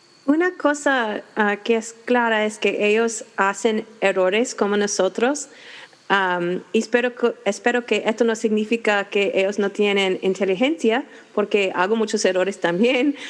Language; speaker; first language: Spanish; non-native, fluent; English